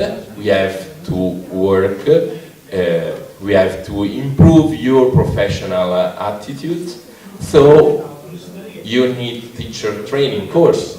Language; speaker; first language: English; non-native, learner; Italian